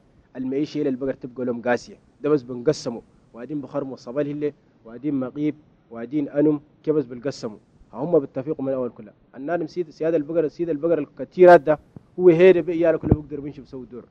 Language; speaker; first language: Arabic; native; Arabic